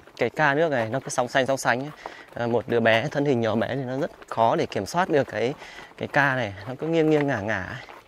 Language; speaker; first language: Vietnamese; native; Vietnamese